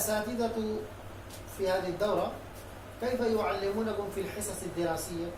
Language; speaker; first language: Arabic; non-native, fluent; Urdu